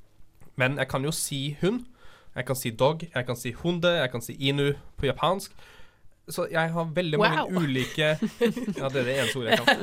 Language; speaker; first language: Norwegian; native; Norwegian